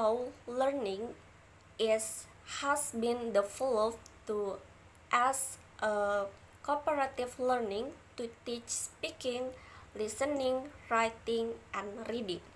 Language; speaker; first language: English; non-native, learner; Indonesian